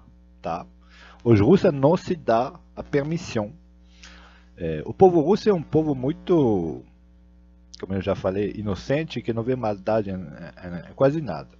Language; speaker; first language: Portuguese; non-native, fluent; Russian